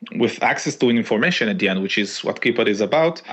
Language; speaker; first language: English; non-native, fluent; Hebrew